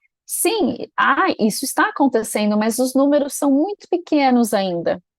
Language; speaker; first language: Portuguese; native; Portuguese